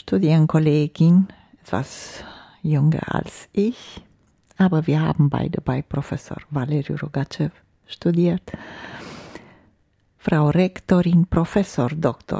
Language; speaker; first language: German; non-native, fluent; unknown